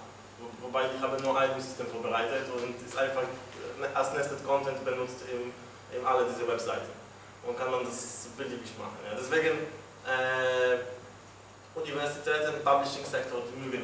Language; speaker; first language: German; non-native, fluent; Polish